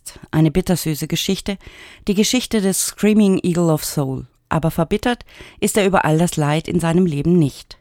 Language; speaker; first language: German; native; German